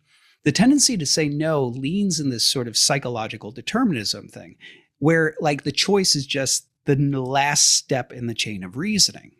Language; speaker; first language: English; native; English